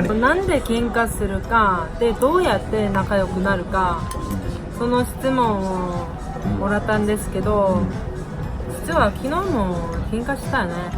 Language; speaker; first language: Japanese; non-native, fluent; Korean